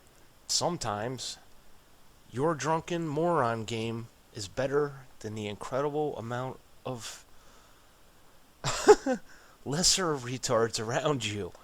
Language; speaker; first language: English; native; English